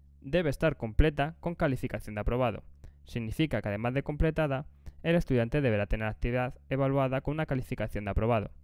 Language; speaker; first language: Spanish; native; Spanish